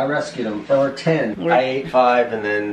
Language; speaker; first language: English; native; English